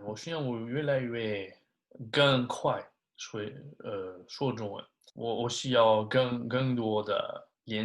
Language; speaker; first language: Chinese; non-native, learner; French